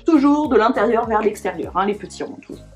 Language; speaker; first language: French; native; French